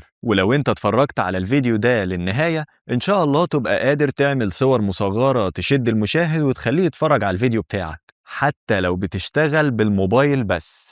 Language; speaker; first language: Arabic; native; Arabic